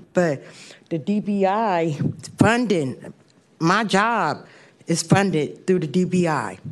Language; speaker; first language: English; native; English